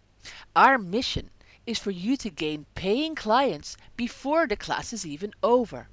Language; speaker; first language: English; native; English